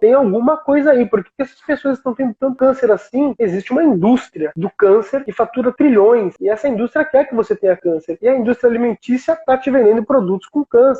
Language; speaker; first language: Portuguese; native; Portuguese